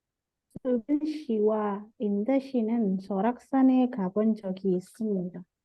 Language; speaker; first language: Korean; non-native, learner; Indonesian